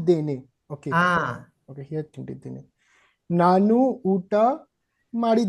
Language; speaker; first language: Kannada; non-native, learner; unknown